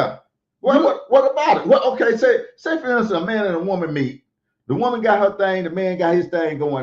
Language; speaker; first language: English; native; English